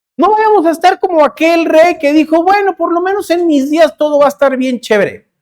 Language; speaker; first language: Spanish; early bilingual, heritage; Spanish